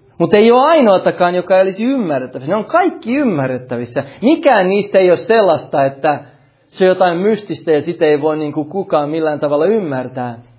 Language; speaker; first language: Finnish; early bilingual, heritage; Finnish